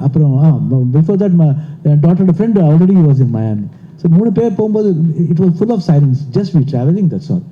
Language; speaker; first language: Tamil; non-native, local second language; Kannada